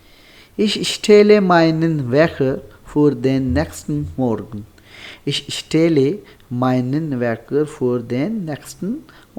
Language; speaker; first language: German; non-native, learner; Urdu